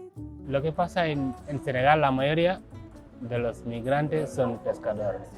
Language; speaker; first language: Spanish; non-native, learner; Wolof